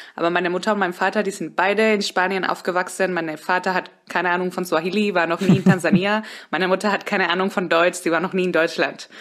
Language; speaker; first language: German; early bilingual, heritage; Spanish